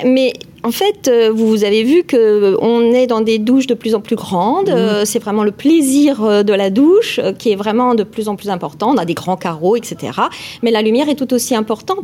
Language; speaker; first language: French; native; French